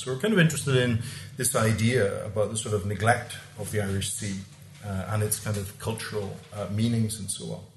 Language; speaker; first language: English; native; English